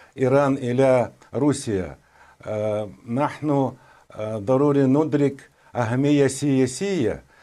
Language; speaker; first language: Arabic; non-native, fluent; Russian